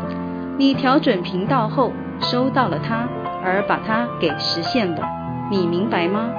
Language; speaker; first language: Chinese; native; Chinese